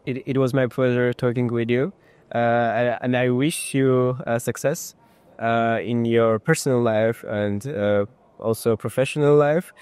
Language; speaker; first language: English; non-native, fluent; Armenian